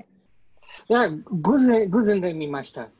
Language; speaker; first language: Japanese; non-native, learner; Polish